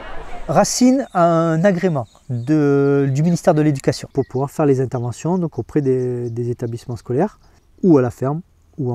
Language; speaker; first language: French; native; French